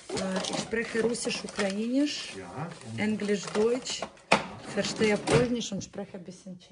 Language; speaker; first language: German; non-native, fluent; Russian